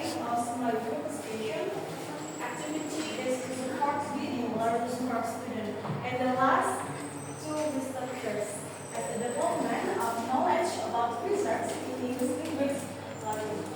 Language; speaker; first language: English; non-native, learner; Indonesian